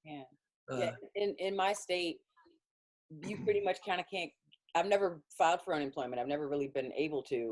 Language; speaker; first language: English; native; English